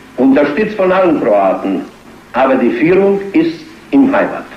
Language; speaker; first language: German; non-native, fluent; Croatian